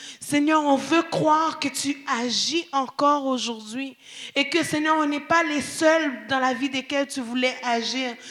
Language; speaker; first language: French; early bilingual, other home language; Haitian Creole